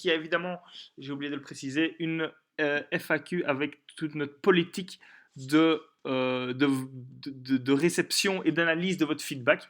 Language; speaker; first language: French; native; French